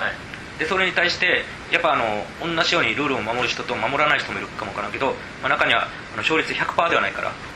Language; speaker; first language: Japanese; native; Japanese